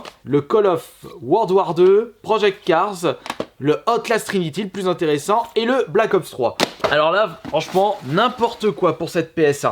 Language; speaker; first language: French; native; French